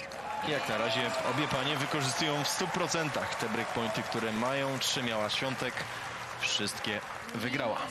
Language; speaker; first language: Polish; native; Polish